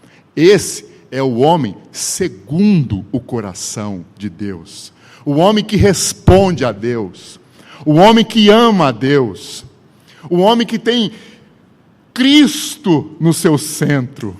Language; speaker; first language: Portuguese; native; Portuguese